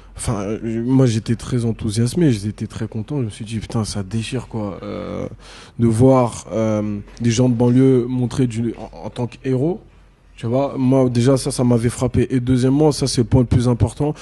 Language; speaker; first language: French; native; French